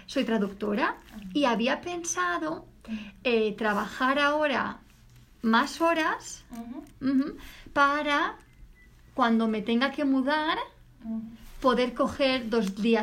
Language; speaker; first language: Spanish; native; Spanish